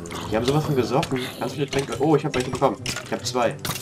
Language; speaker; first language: German; native; German